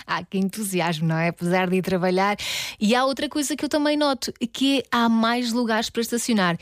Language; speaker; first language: Portuguese; native; Portuguese